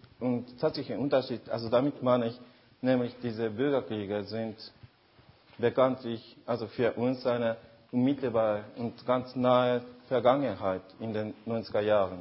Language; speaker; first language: German; non-native, fluent; Japanese